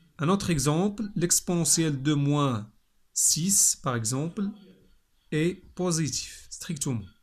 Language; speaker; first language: French; non-native, local second language; Arabic